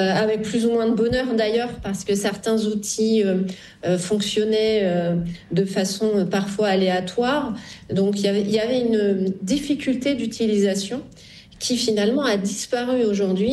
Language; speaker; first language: French; native; French